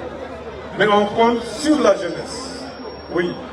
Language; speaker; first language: French; non-native, local second language; Wolof